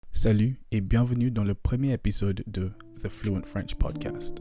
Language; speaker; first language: French; non-native, fluent; English